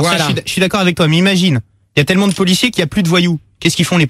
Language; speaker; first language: French; native; French